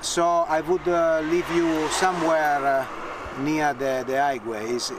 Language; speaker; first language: English; non-native, learner; Italian